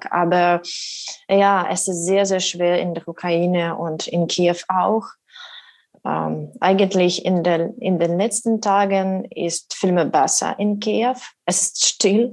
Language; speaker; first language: German; non-native, learner; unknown